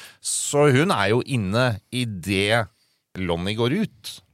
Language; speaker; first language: Norwegian; native; Norwegian